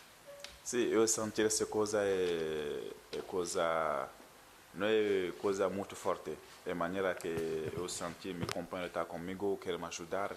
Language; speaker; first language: Portuguese; non-native, learner; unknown